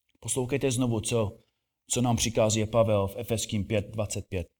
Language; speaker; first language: Czech; non-native, fluent; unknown